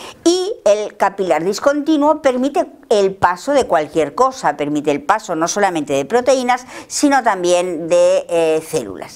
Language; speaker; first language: Spanish; native; Spanish